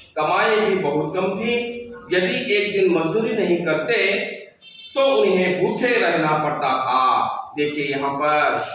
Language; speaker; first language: Hindi; non-native, local second language; Kannada